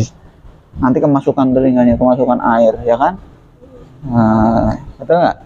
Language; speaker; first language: Indonesian; native; Indonesian